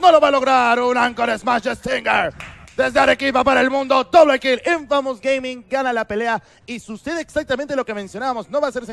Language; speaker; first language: Spanish; native; Spanish